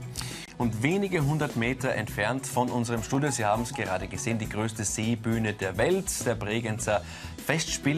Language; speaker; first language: German; native; German